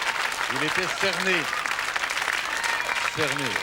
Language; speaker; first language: French; native; French